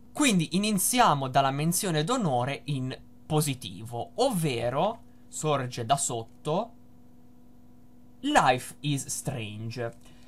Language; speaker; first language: Italian; native; Italian